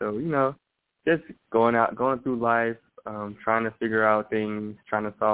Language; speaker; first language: English; native; English